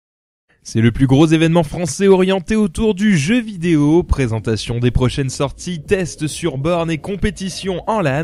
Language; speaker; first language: French; native; French